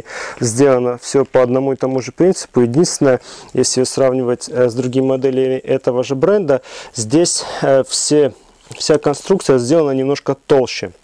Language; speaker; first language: Russian; native; Russian